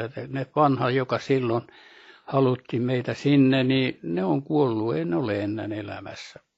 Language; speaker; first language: Finnish; early bilingual, heritage; Finnish